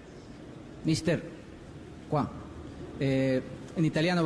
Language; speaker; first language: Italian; non-native, fluent; Spanish